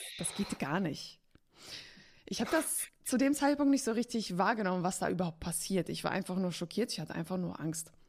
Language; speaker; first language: German; early bilingual, heritage; Polish